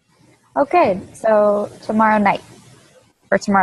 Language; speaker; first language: English; native; English